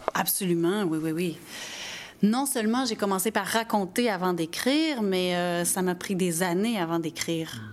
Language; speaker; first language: French; native; French